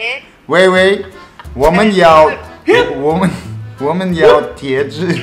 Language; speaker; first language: Chinese; non-native, learner; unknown